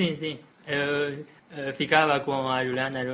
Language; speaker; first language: Portuguese; non-native, learner; Chinese